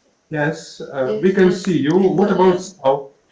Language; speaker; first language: English; non-native, fluent; Ukrainian